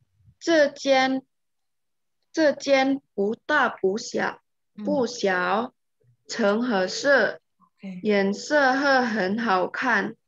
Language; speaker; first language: Chinese; non-native, learner; Indonesian